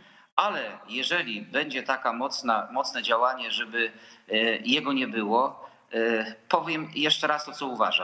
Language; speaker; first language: Polish; native; Polish